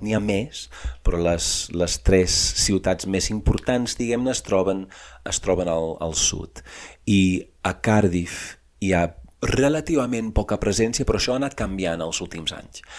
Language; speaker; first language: Catalan; non-native, fluent; English